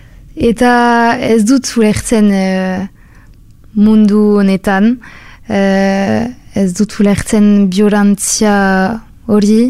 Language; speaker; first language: Basque; non-native, local second language; French